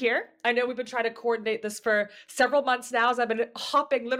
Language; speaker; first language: English; native; English